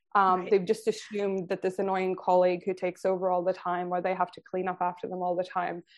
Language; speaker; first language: English; non-native, fluent; Swedish